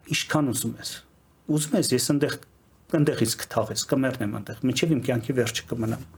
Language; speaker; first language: Armenian; native; Armenian